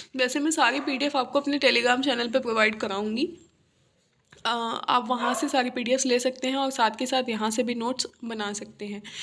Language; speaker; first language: Hindi; native; Hindi